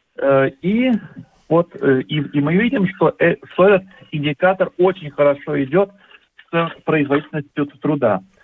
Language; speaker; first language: Russian; native; Russian